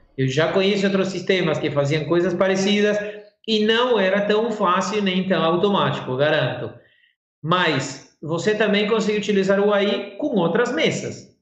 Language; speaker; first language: Portuguese; non-native, fluent; Spanish